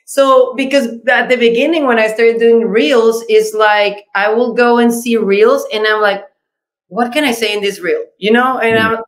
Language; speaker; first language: English; non-native, fluent; Spanish